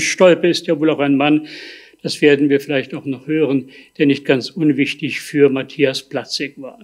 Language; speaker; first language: German; native; German